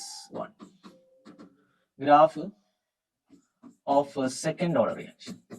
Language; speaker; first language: English; non-native, local second language; Malayalam